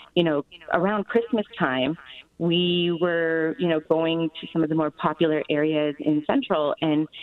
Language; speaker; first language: English; native; English